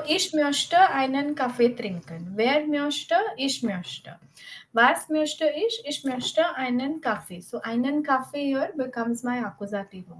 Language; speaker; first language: German; non-native, fluent; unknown